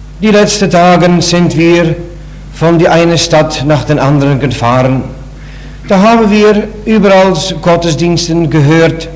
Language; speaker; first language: German; non-native, learner; Dutch